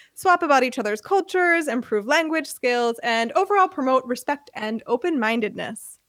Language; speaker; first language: English; native; English